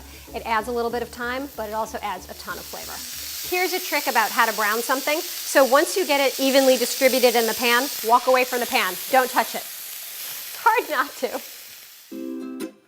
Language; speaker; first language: English; native; English